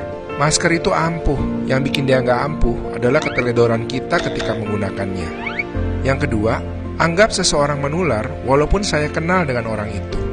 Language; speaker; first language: Indonesian; native; Indonesian